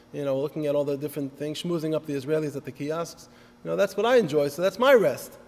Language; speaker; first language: English; native; English